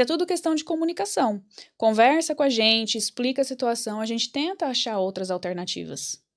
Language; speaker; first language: Portuguese; native; Portuguese